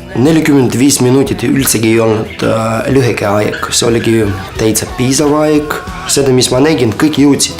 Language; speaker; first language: Estonian; non-native, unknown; Ukrainian